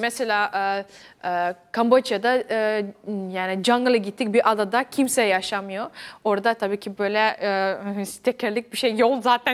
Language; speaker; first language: Turkish; early bilingual, heritage; Dutch